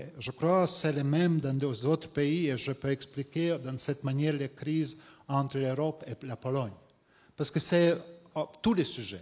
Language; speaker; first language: French; non-native, fluent; Latvian